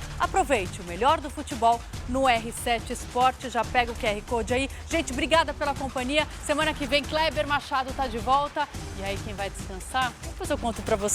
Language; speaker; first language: Portuguese; native; Portuguese